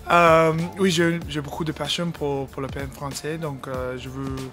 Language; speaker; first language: French; non-native, learner; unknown